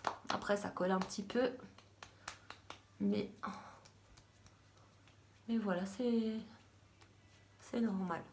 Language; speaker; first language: French; native; French